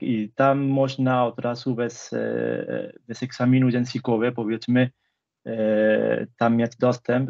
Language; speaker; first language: Polish; non-native, fluent; Spanish